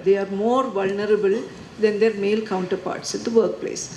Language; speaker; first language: English; non-native, local second language; Malayalam